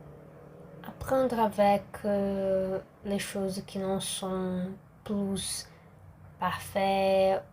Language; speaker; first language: French; non-native, learner; Portuguese